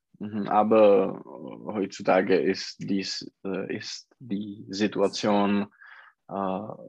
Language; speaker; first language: German; non-native, learner; Czech